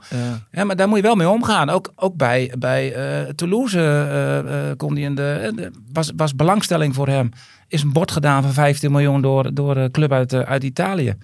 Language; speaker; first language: Dutch; native; Dutch